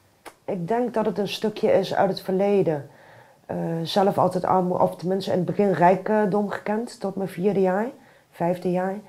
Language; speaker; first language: Dutch; native; Dutch